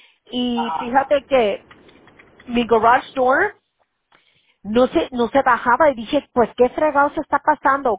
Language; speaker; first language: Spanish; early bilingual, heritage; Spanish